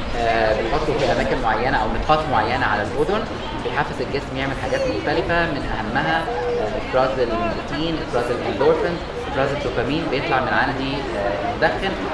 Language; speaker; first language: Egyptian Arabic; native; Egyptian Arabic